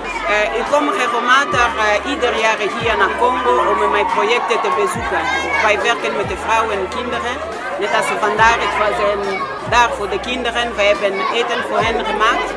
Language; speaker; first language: Dutch; non-native, fluent; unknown